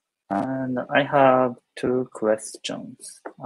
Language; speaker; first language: English; non-native, fluent; Japanese